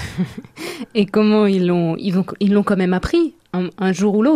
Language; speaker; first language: French; native; French